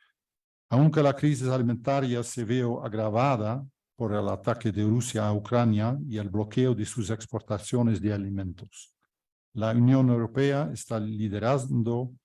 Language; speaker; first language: Spanish; non-native, fluent; Dutch